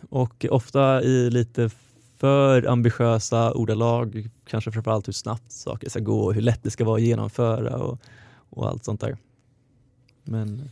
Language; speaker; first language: Swedish; native; Swedish